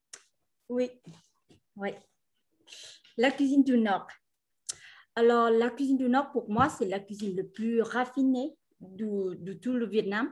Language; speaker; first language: French; non-native, fluent; Vietnamese